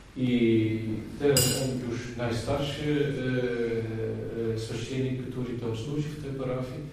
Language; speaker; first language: Polish; non-native, learner; Dutch